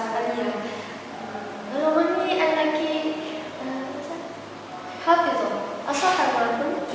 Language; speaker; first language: Arabic; non-native, learner; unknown